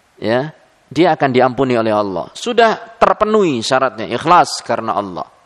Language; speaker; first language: Indonesian; native; Indonesian